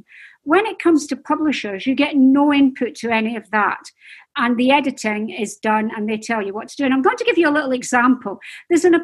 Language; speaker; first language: English; native; English